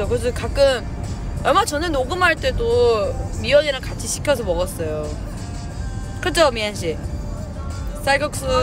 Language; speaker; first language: Korean; non-native, fluent; Chinese